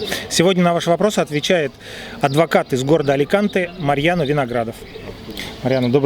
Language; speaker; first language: Russian; native; Russian